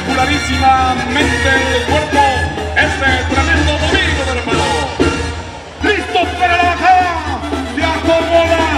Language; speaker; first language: Spanish; native; Spanish